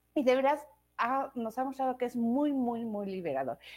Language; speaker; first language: Spanish; native; Spanish